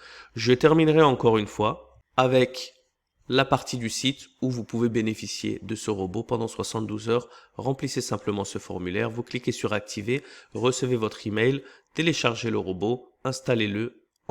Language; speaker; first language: French; native; French